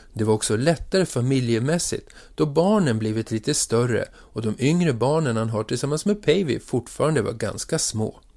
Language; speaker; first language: Swedish; native; Swedish